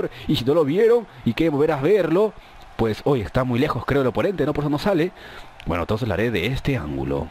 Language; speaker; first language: Spanish; native; Spanish